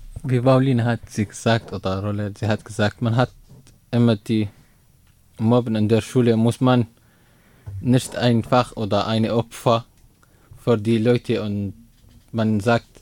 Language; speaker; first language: German; non-native, learner; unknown